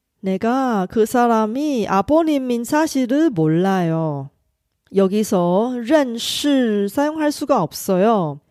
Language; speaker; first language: Korean; non-native, fluent; Chinese